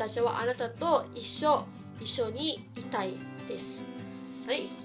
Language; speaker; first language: Japanese; non-native, fluent; Filipino